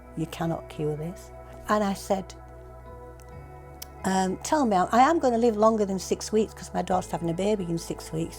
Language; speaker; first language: English; native; English